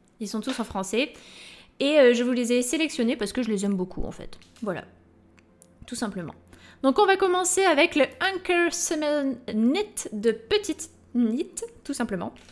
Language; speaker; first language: French; native; French